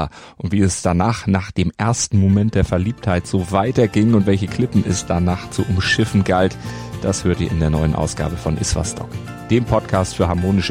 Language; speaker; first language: German; native; German